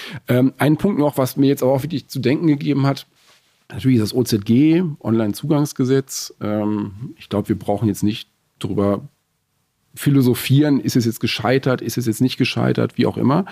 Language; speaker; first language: German; native; German